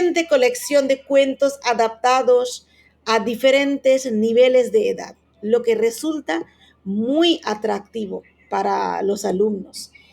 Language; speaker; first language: Spanish; non-native, fluent; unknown